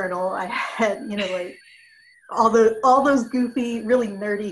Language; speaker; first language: English; native; English